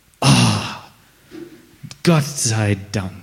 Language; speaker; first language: German; non-native, fluent; English